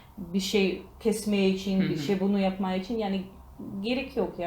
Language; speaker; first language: Turkish; non-native, learner; Georgian